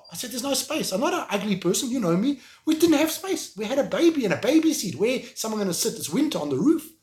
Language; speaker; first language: English; native; English